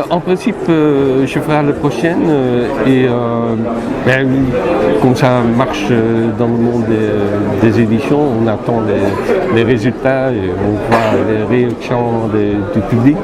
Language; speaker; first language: French; non-native, fluent; Dutch